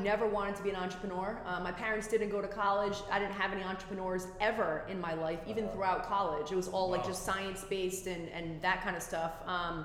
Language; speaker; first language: English; native; English